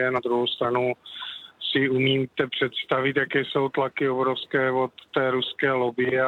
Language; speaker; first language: Czech; native; Czech